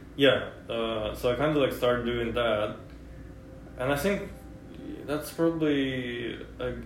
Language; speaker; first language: English; non-native, fluent; Russian